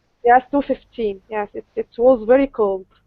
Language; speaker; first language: English; non-native, learner; Arabic